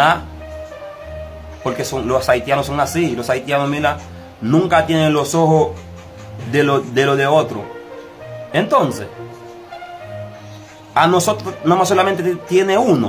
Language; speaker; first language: Spanish; non-native, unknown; Haitian Creole